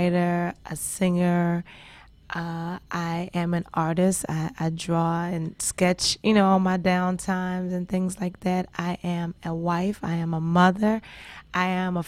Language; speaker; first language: English; native; English